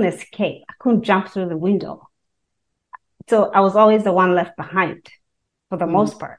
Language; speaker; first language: English; non-native, local second language; Kikuyu